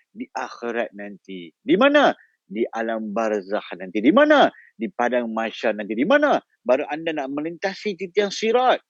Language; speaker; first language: Malay; native; Malay